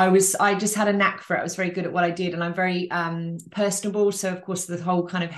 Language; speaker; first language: English; native; English